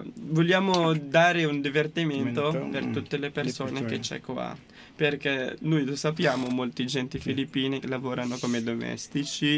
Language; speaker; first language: Italian; non-native, fluent; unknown